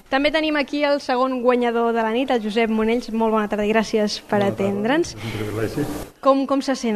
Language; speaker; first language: Catalan; native; Catalan